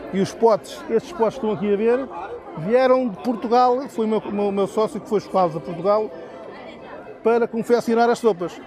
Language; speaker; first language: Portuguese; native; Portuguese